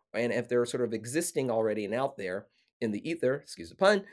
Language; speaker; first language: English; native; English